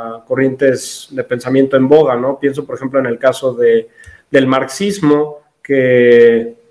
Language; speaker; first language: Spanish; native; Spanish